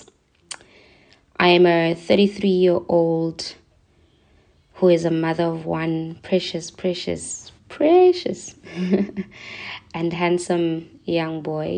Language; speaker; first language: English; non-native, local second language; Zulu